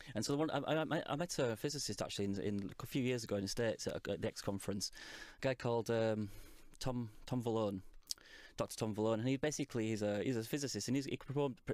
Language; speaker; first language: English; native; English